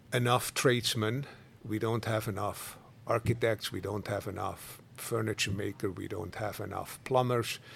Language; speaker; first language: English; non-native, fluent; Swiss German